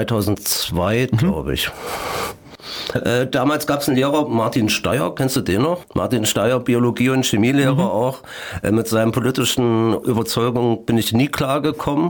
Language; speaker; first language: German; native; German